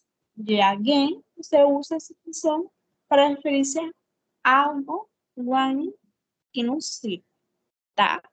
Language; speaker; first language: Portuguese; non-native, fluent; Spanish